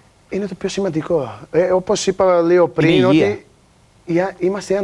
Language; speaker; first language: Greek; non-native, learner; Portuguese